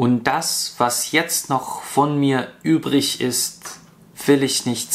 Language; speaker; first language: German; non-native, fluent; Russian